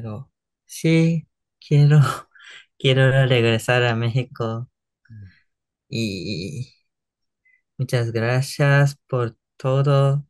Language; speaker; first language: Spanish; non-native, learner; Japanese